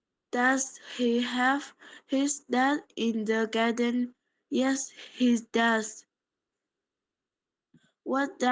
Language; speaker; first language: English; non-native, learner; Polish